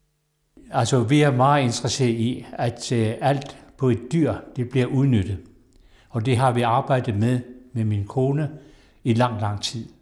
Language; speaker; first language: Danish; non-native, local second language; Kalaallisut